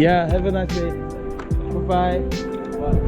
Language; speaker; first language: English; non-native, learner; Korean